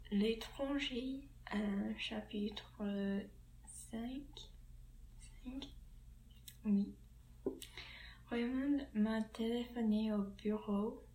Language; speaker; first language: French; non-native, learner; English